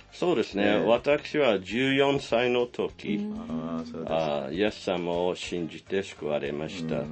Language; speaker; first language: Japanese; non-native, fluent; English